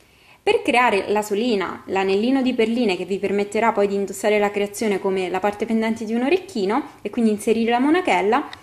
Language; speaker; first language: Italian; native; Italian